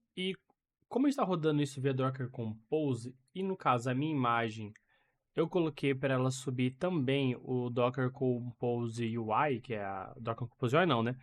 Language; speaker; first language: Portuguese; native; Portuguese